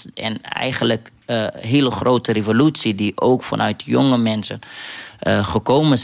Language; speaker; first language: Dutch; non-native, fluent; Arabic